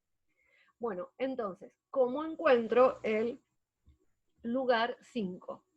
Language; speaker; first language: Spanish; native; Spanish